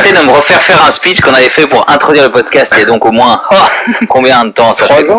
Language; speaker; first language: French; native; French